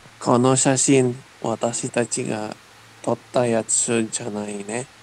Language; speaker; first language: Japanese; non-native, learner; English